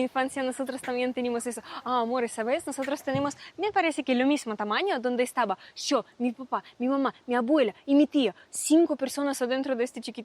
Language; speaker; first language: Spanish; non-native, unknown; Russian